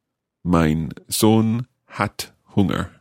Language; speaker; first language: German; non-native, learner; English